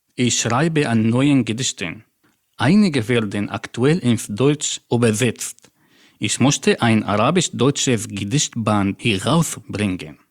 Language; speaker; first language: German; non-native, fluent; Arabic